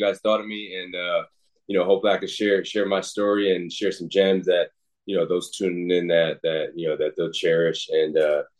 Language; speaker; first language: English; native; English